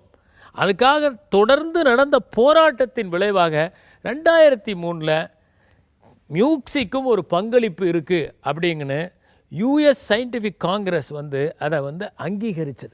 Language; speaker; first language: Tamil; native; Tamil